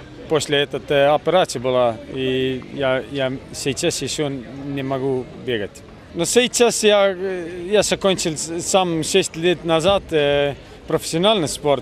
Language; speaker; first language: Russian; non-native, local second language; Estonian